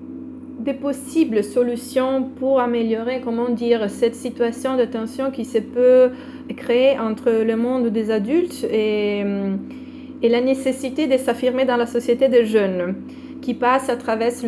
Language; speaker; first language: French; non-native, fluent; Italian